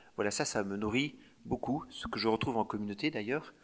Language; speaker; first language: French; native; French